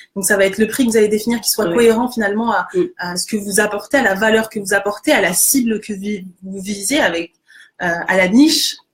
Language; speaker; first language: French; native; French